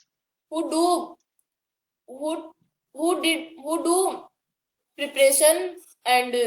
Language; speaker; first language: English; non-native, learner; Hindi